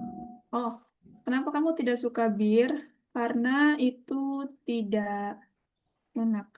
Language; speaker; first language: Indonesian; non-native, learner; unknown